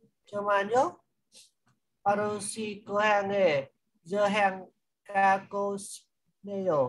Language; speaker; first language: Korean; non-native, learner; Vietnamese